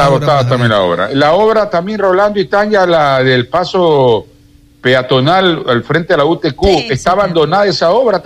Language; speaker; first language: Spanish; native; Spanish